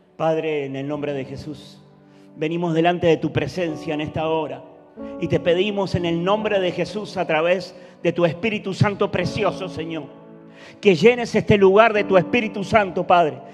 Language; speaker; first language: Spanish; native; Spanish